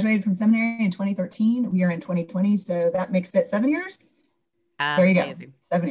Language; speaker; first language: English; native; English